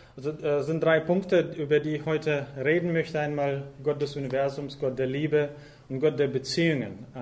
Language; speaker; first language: German; non-native, fluent; Russian